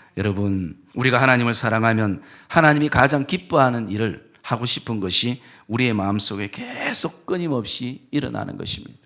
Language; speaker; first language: Korean; native; Korean